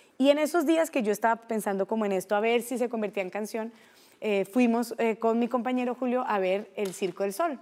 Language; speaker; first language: Spanish; native; Spanish